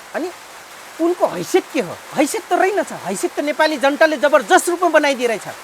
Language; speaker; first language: Nepali; non-native, local second language; Rana Tharu